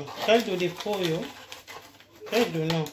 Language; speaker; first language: Spanish; non-native, learner; Lingala